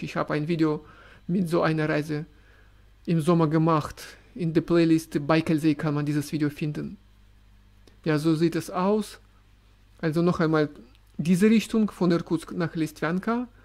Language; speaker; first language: German; non-native, fluent; Russian